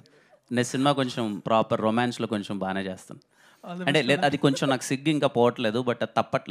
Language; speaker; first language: Telugu; native; Telugu